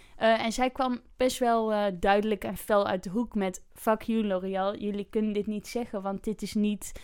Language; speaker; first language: Dutch; native; Dutch